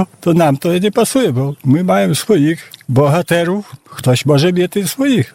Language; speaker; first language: Polish; non-native, local second language; Belarusian